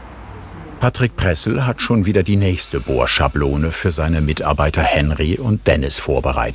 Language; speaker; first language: German; native; German